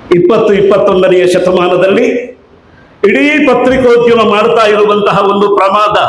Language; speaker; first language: Kannada; native; Kannada